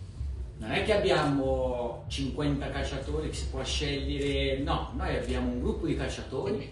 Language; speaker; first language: Italian; non-native, fluent; Portuguese